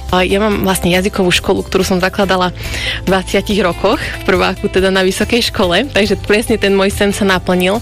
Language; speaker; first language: Slovak; non-native, local second language; Hungarian